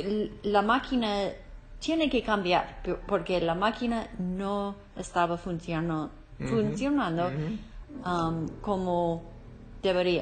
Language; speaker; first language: Spanish; non-native, learner; English